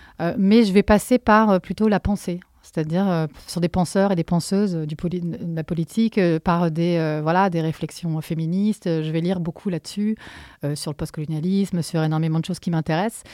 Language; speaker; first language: French; native; French